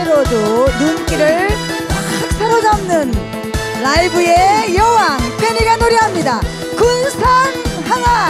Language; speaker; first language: Korean; native; Korean